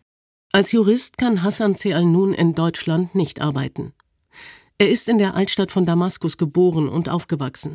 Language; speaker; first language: German; native; German